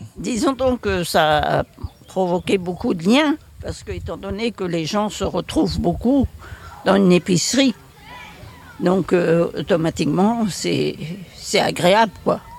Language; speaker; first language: French; native; French